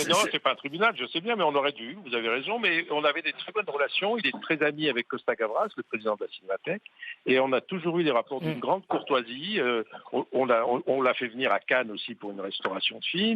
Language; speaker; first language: French; native; French